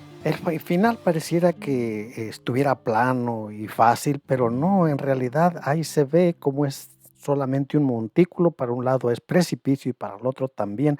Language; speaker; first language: Spanish; native; Spanish